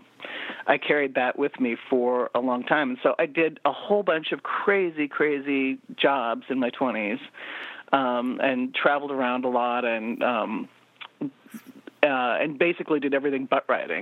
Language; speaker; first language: English; native; English